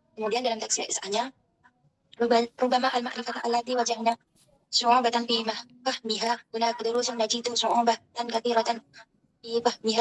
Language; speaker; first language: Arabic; non-native, learner; Indonesian